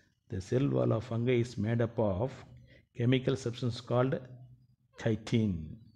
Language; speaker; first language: English; non-native, local second language; Tamil